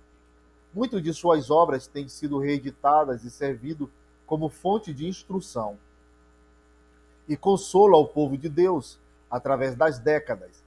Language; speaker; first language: Portuguese; native; Portuguese